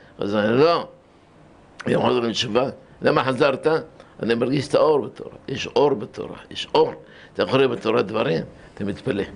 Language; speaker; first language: Hebrew; early bilingual, other home language; Arabic